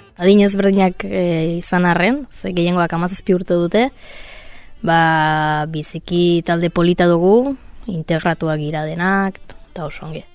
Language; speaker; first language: Basque; non-native, local second language; Spanish